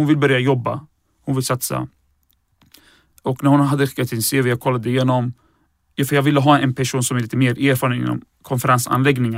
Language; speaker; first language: Swedish; early bilingual, other home language; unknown